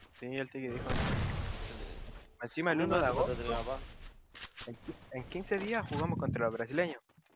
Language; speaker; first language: Spanish; native; Spanish